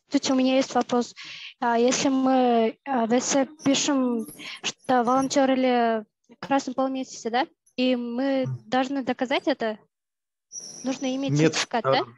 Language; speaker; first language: Russian; non-native, local second language; Kyrgyz